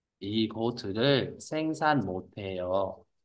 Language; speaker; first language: Korean; non-native, fluent; Vietnamese